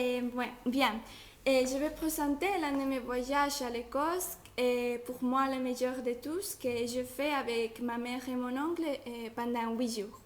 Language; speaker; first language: French; non-native, learner; Spanish